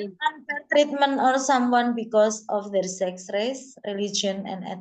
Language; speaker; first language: English; non-native, learner; Indonesian